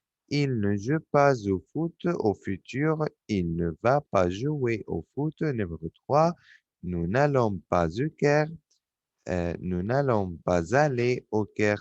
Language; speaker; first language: French; non-native, fluent; Arabic